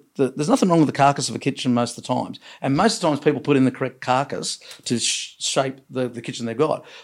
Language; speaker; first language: English; native; English